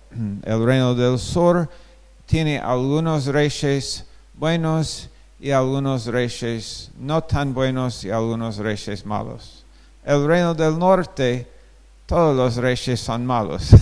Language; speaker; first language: Spanish; non-native, fluent; English